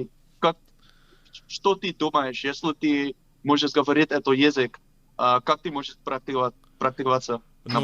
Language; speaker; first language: Russian; non-native, learner; Dutch